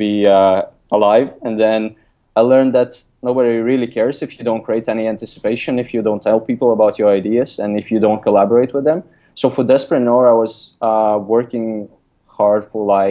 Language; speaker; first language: English; non-native, fluent; Lithuanian